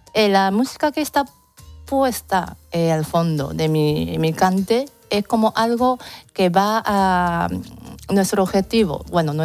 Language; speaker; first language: Spanish; non-native, fluent; Japanese